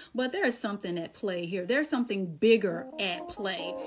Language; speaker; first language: English; native; English